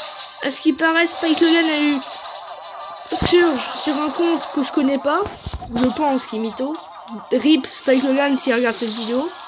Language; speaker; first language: French; native; French